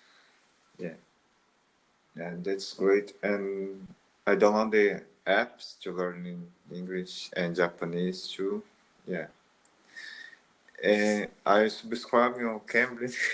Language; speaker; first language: English; non-native, learner; Portuguese